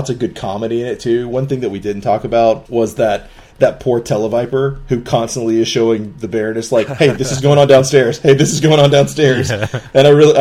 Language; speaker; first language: English; native; English